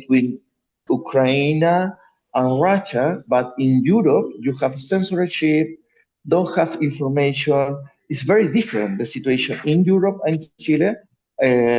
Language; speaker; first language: English; non-native, learner; Spanish